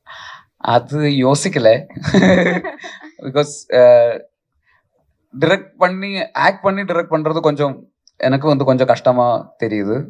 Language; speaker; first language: Tamil; non-native, local second language; Malayalam